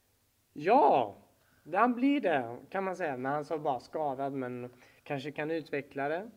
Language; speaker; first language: Swedish; native; Swedish